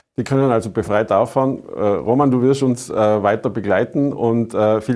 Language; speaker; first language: German; native; German